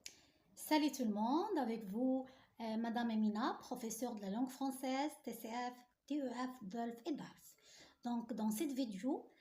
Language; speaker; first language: French; non-native, fluent; Arabic